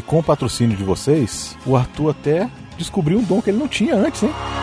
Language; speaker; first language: Portuguese; native; Portuguese